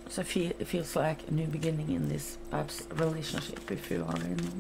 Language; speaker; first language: English; non-native, fluent; Norwegian